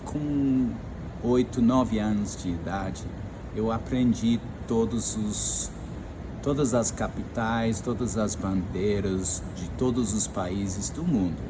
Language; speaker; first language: Portuguese; non-native, fluent; English